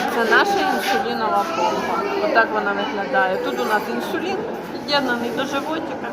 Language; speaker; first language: Ukrainian; native; Ukrainian